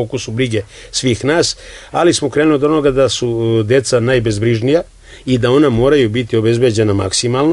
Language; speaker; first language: Serbian; native; Serbian